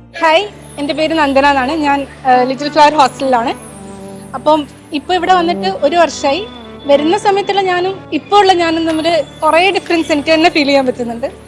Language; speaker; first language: Malayalam; native; Malayalam